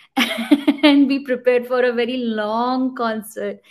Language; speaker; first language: English; non-native, local second language; Bangla